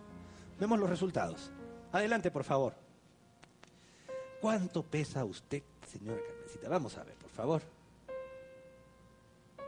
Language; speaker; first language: Spanish; native; Spanish